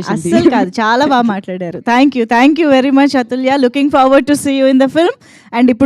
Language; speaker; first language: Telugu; native; Telugu